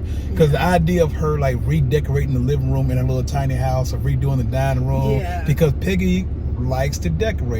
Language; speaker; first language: English; native; English